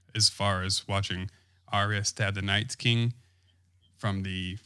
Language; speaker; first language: English; native; English